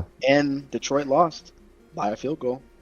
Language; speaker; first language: English; native; English